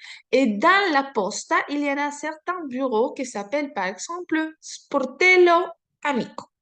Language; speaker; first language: French; non-native, fluent; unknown